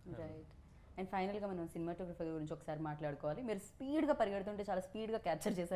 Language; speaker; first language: Telugu; native; Telugu